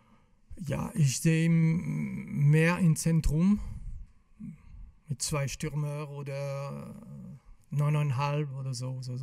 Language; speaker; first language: German; non-native, local second language; French